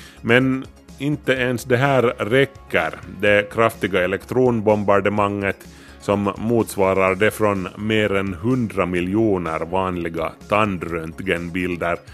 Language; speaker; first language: Swedish; native; Swedish